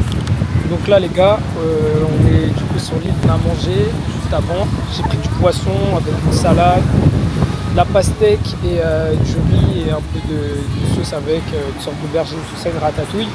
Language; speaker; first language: French; native; French